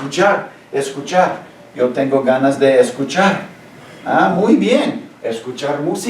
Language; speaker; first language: Spanish; non-native, fluent; English